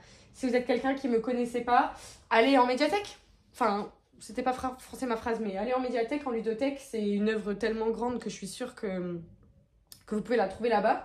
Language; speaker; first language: French; native; French